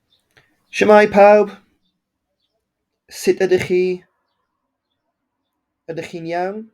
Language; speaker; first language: Welsh; non-native, local second language; English